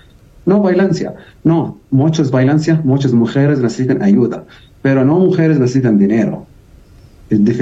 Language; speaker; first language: Spanish; non-native, learner; Arabic